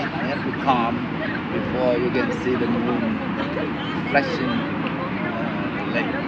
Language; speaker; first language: English; non-native, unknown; Vietnamese